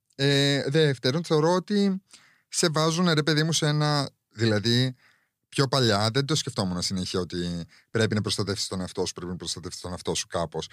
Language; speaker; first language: Greek; early bilingual, heritage; Greek